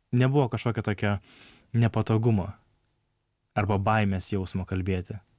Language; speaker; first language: Lithuanian; native; Lithuanian